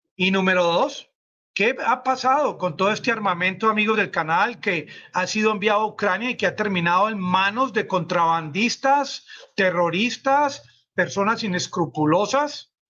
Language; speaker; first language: Spanish; native; Spanish